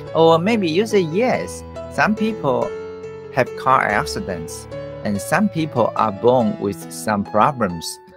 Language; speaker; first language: English; non-native, fluent; Chinese